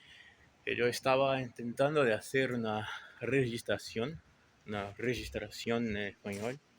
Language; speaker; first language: Spanish; non-native, learner; Portuguese